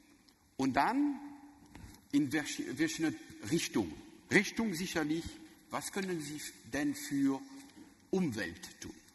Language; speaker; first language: German; non-native, learner; French